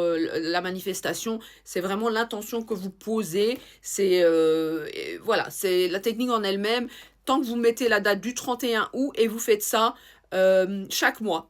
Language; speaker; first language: French; native; French